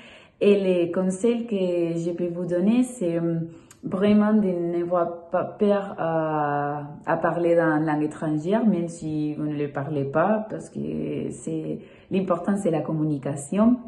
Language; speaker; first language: French; non-native, fluent; Spanish